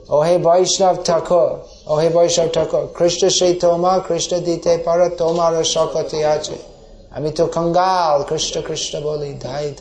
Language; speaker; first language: Bangla; non-native, fluent; English